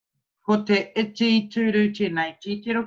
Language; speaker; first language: Māori; non-native, fluent; English